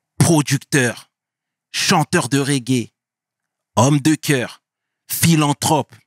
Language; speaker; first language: French; native; French